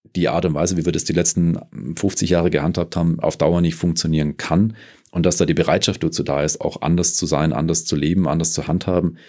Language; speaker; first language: German; native; German